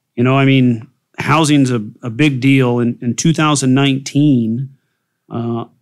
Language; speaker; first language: English; native; English